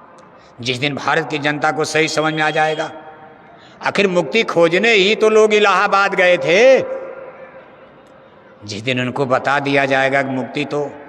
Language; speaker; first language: Hindi; native; Hindi